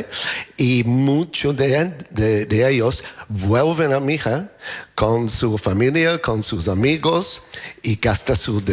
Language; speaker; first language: Spanish; non-native, fluent; English